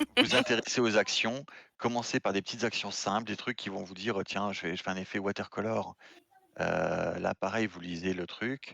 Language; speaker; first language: French; native; French